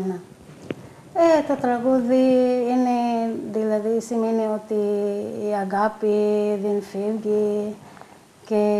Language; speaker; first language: Greek; early bilingual, other home language; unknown